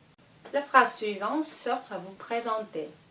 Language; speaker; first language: French; non-native, fluent; Russian